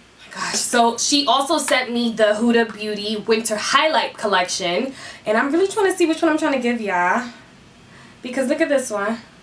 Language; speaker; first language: English; early bilingual, other home language; Spanish